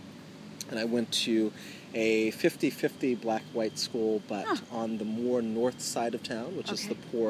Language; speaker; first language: English; native; English